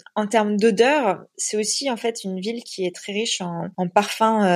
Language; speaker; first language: French; native; French